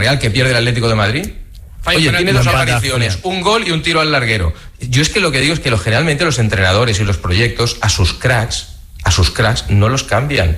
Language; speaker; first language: Spanish; native; Spanish